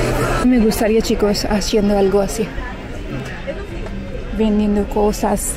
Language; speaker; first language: Spanish; non-native, learner; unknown